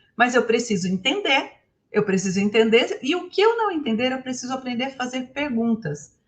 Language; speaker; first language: Portuguese; native; Portuguese